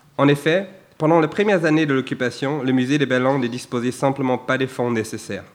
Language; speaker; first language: French; non-native, fluent; German